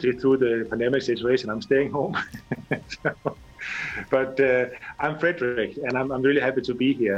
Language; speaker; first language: English; non-native, fluent; Danish